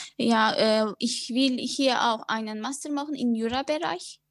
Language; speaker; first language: German; non-native, learner; Turkish